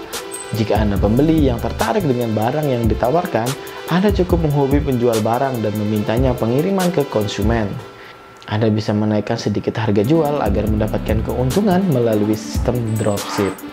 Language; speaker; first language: Indonesian; native; Indonesian